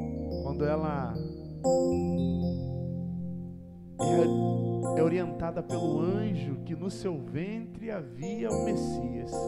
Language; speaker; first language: Portuguese; native; Portuguese